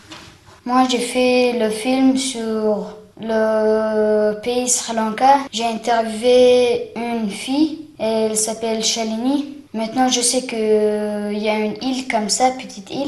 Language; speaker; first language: French; non-native, learner; Chechen